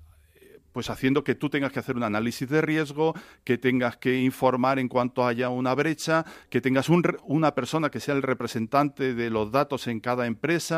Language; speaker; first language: Spanish; native; Spanish